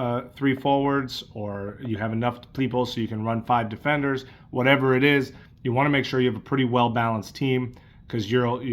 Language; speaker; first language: English; native; English